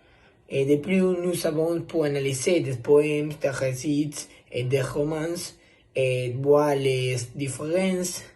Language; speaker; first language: French; non-native, learner; Spanish